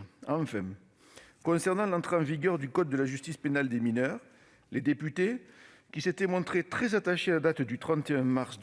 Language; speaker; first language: French; native; French